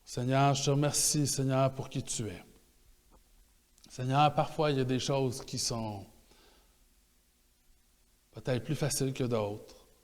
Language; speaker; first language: French; native; French